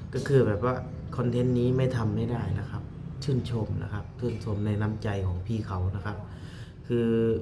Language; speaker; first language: Thai; native; Thai